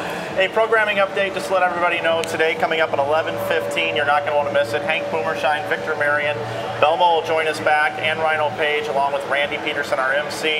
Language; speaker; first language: English; native; English